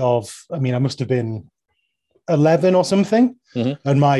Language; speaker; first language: English; native; English